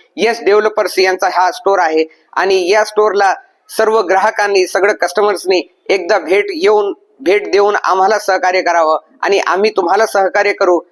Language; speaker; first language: Marathi; native; Marathi